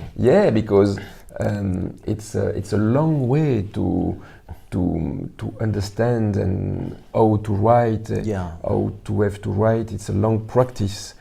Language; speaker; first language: English; non-native, learner; French